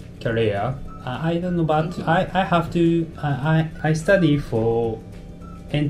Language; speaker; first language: English; non-native, learner; Japanese